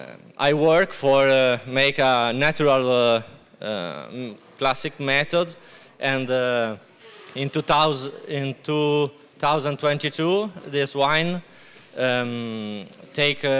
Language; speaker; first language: English; non-native, learner; Italian